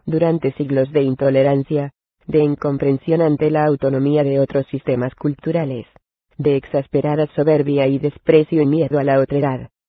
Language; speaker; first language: Spanish; native; Spanish